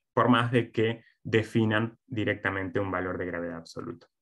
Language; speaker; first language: Spanish; native; Spanish